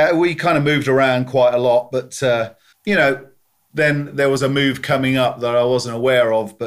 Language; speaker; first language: English; native; English